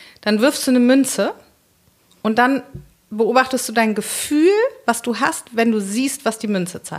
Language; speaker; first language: German; native; German